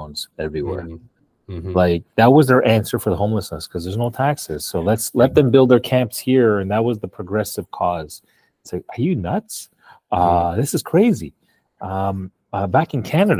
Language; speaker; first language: English; native; English